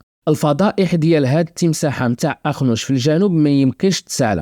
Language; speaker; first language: Arabic; native; Arabic